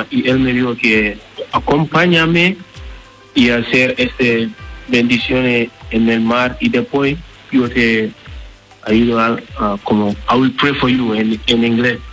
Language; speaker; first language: Spanish; non-native, learner; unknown